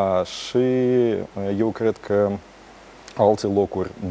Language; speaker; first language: Romanian; non-native, local second language; Russian